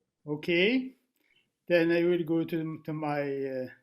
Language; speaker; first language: English; non-native, fluent; Arabic